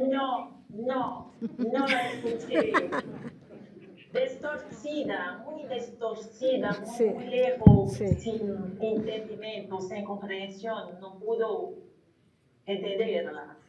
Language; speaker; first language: Spanish; non-native, fluent; Portuguese